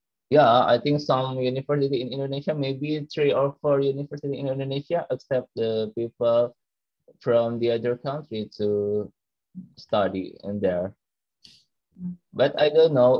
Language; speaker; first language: English; non-native, learner; Indonesian